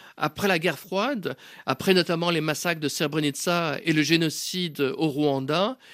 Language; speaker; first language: French; native; French